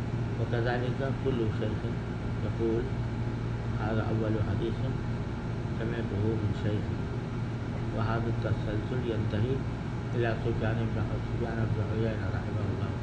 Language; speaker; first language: Arabic; non-native, fluent; Urdu